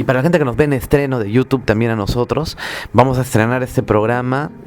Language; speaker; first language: Spanish; native; Spanish